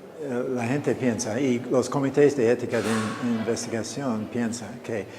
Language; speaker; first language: Spanish; non-native, fluent; English